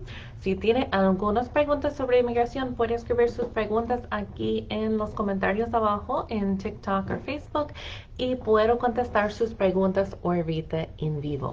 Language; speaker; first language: Spanish; non-native, fluent; English